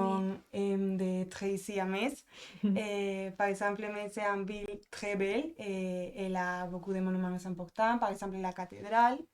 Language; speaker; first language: French; non-native, fluent; Spanish